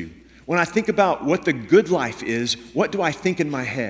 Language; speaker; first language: English; native; English